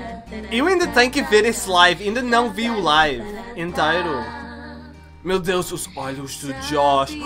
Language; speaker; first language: Portuguese; early bilingual, heritage; Portuguese